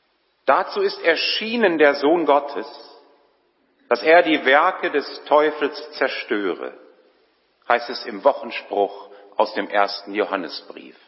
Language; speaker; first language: German; native; German